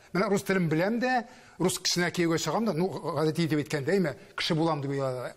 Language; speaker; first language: Tatar; native; Tatar